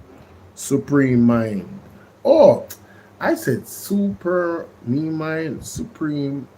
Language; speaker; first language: English; native; English